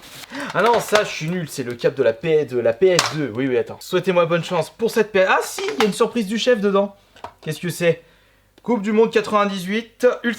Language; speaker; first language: French; native; French